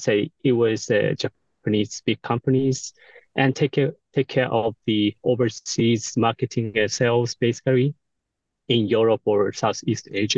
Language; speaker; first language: English; non-native, fluent; Japanese